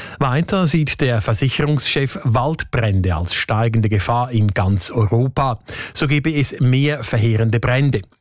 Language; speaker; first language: German; native; German